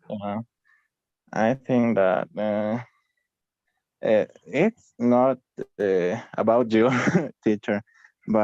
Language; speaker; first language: English; non-native, learner; Spanish